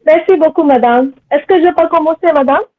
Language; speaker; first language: French; non-native, learner; Hindi